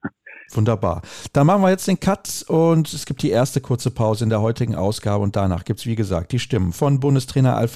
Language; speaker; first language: German; native; German